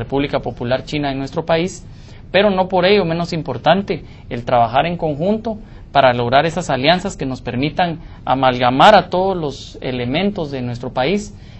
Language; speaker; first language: Spanish; native; Spanish